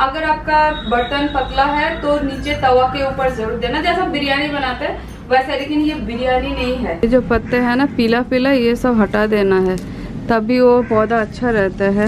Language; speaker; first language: Hindi; non-native, local second language; Bangla